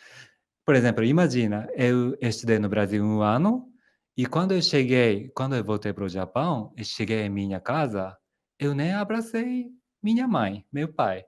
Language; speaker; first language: Portuguese; non-native, fluent; Japanese